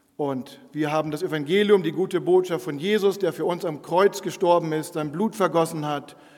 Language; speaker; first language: German; non-native, local second language; Low German